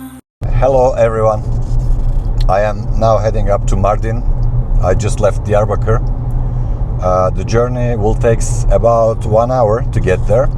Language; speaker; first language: English; non-native, fluent; Turkish